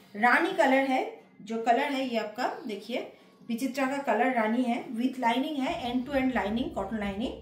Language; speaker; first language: Hindi; non-native, local second language; Bangla